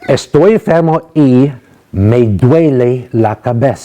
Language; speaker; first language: Spanish; non-native, fluent; English